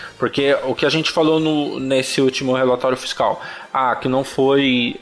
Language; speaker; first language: Portuguese; native; Portuguese